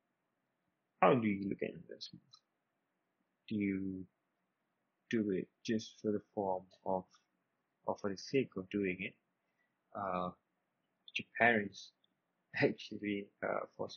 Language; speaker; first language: English; non-native, local second language; Malay